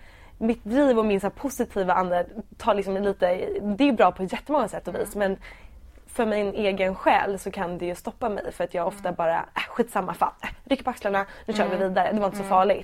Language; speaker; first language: Swedish; native; Swedish